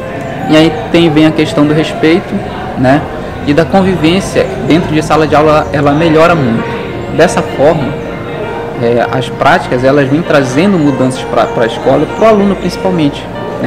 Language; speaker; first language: Portuguese; native; Portuguese